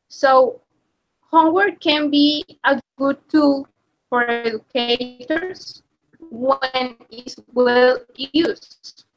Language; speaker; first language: English; non-native, learner; Spanish